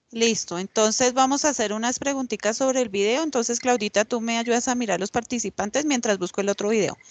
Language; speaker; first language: Spanish; native; Spanish